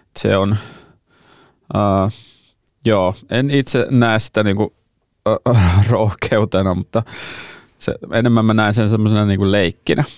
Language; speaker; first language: Finnish; native; Finnish